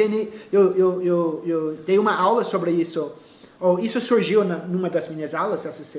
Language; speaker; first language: Portuguese; non-native, fluent; English